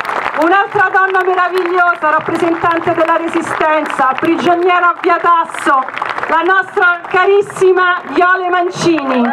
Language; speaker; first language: Italian; native; Italian